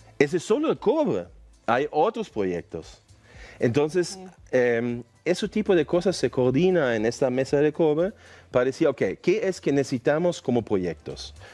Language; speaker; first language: Spanish; non-native, fluent; German